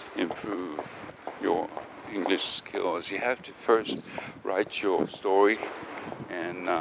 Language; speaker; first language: English; non-native, fluent; Japanese